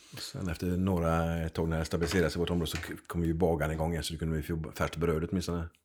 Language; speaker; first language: Swedish; native; Swedish